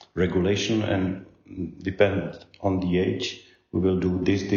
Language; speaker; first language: English; non-native, fluent; Czech